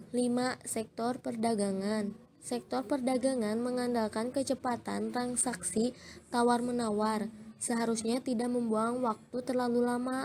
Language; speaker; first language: Indonesian; native; Indonesian